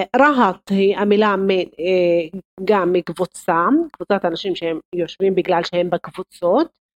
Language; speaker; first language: Hebrew; non-native, local second language; Arabic